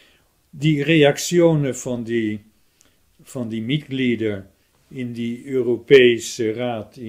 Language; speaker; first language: German; non-native, fluent; Dutch